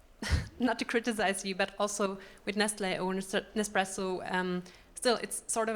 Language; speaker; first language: English; non-native, fluent; German